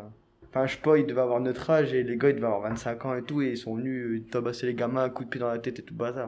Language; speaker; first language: French; native; French